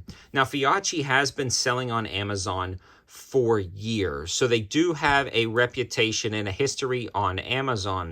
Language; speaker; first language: English; native; English